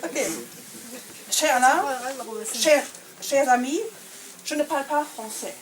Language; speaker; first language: French; non-native, learner; German